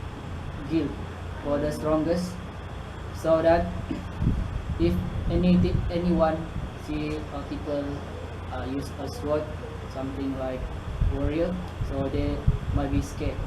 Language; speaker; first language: English; non-native, learner; Malay